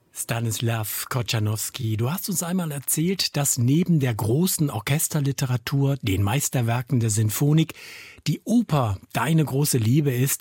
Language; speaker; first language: German; native; German